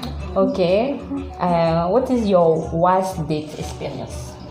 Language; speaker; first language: English; non-native, learner; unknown